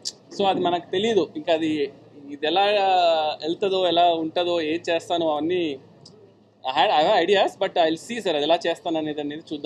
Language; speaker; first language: Telugu; native; Telugu